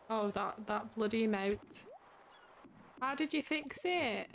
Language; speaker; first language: English; native; English